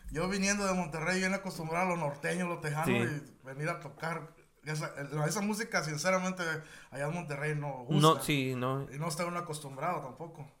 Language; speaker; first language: Spanish; native; Spanish